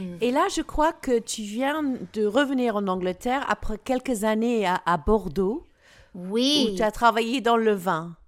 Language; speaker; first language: French; non-native, fluent; English